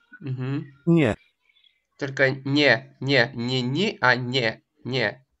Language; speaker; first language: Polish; non-native, fluent; Russian